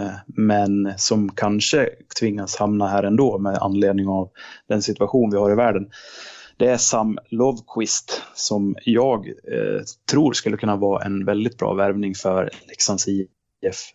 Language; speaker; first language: Swedish; native; Swedish